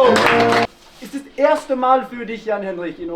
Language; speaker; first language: German; non-native, learner; Norwegian